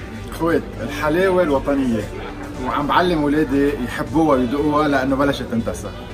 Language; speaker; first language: Arabic; native; Arabic